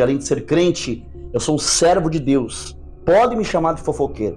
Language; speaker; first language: Portuguese; native; Portuguese